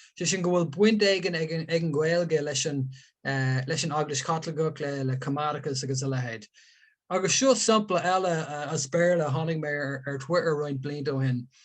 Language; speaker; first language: Irish; non-native, local second language; English